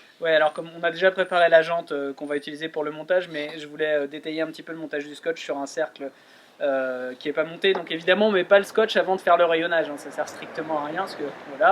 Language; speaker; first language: French; native; French